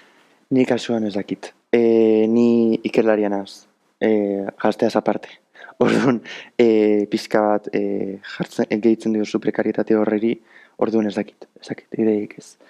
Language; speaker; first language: Basque; native; Basque